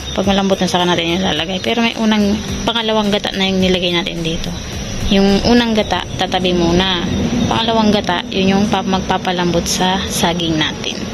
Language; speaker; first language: Filipino; non-native, local second language; Bikol